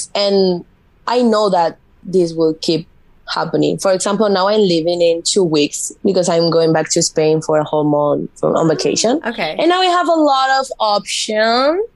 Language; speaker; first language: English; non-native, fluent; Spanish